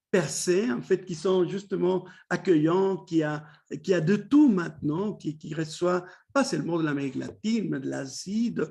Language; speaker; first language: French; non-native, fluent; Spanish